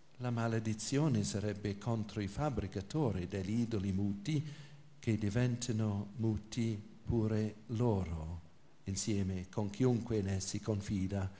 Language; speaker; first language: Italian; non-native, fluent; English